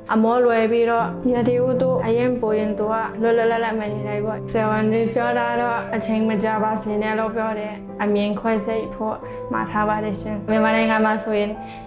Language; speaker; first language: Burmese; non-native, local second language; Hakha Chin